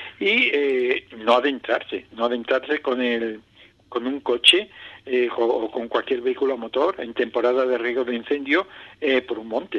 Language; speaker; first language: Spanish; native; Spanish